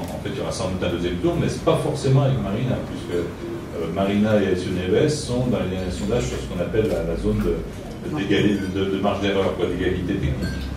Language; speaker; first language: French; native; French